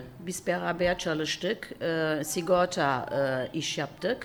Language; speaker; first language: Turkish; early bilingual, heritage; German